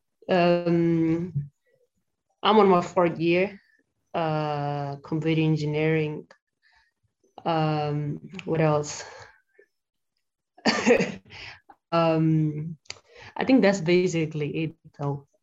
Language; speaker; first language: English; non-native, fluent; Portuguese